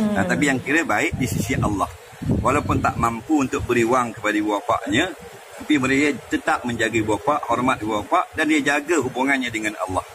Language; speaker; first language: Malay; native; Malay